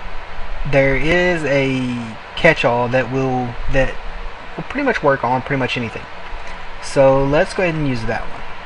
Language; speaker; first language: English; native; English